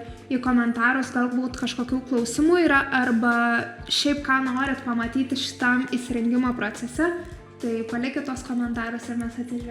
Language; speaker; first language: Lithuanian; native; Lithuanian